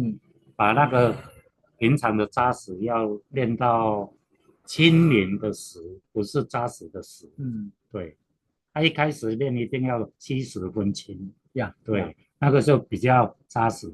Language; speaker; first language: Chinese; native; Chinese